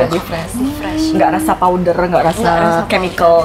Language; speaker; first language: Indonesian; native; Indonesian